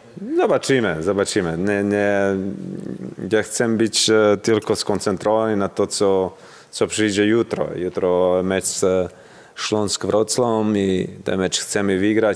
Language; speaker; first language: Polish; non-native, learner; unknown